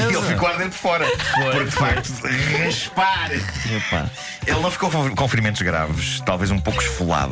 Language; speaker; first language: Portuguese; native; Portuguese